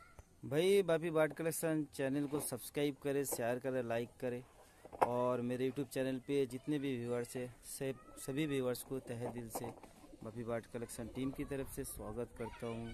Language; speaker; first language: Hindi; non-native, local second language; Bangla